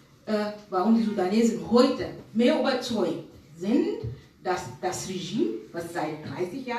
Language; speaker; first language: German; non-native, fluent; Arabic